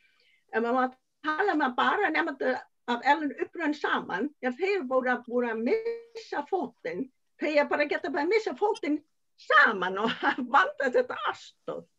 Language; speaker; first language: Icelandic; non-native, learner; Vietnamese